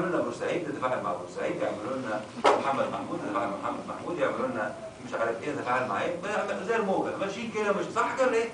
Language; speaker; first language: Arabic; native; Arabic